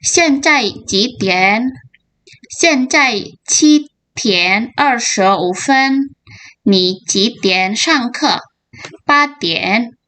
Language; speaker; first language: Chinese; non-native, fluent; Indonesian